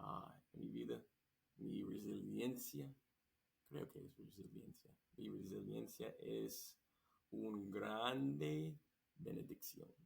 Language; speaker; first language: Spanish; non-native, learner; English